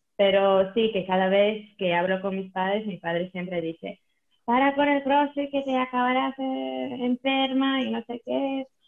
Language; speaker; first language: Spanish; non-native, fluent; Latvian